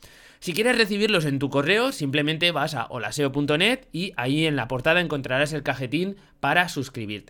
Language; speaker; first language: Spanish; native; Spanish